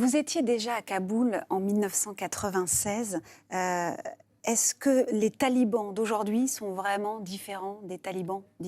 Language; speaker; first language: French; native; French